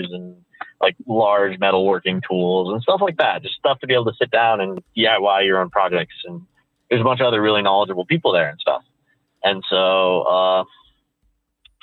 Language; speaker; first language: English; native; English